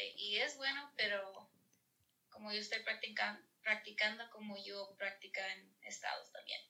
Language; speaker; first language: Spanish; early bilingual, heritage; English